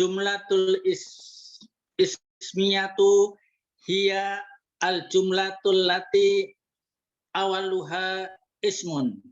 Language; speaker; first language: Arabic; non-native, learner; Indonesian